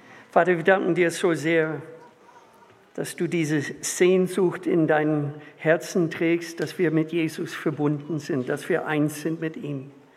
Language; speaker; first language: German; non-native, fluent; English